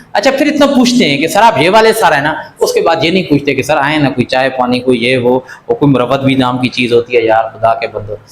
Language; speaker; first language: Urdu; native; Urdu